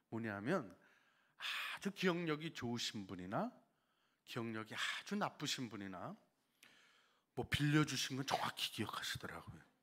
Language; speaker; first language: Korean; native; Korean